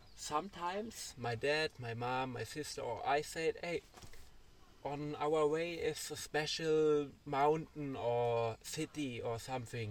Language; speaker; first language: English; non-native, learner; German